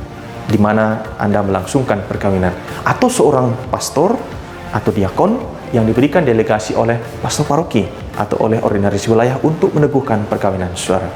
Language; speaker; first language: Indonesian; native; Indonesian